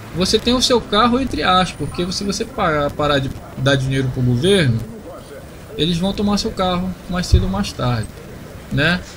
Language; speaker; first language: Portuguese; native; Portuguese